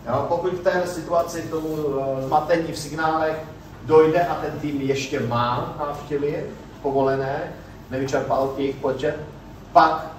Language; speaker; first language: Czech; native; Czech